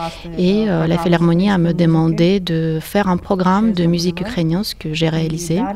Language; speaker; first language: French; non-native, fluent; Ukrainian